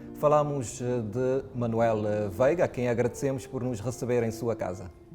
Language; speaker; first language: Portuguese; non-native, local second language; Kabuverdianu